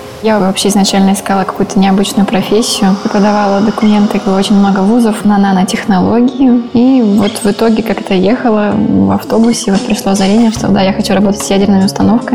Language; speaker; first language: Russian; native; Russian